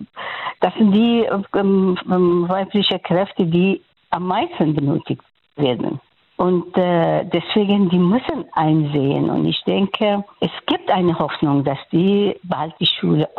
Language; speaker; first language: German; non-native, fluent; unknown